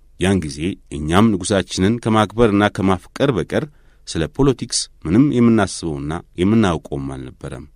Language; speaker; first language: Amharic; native; Amharic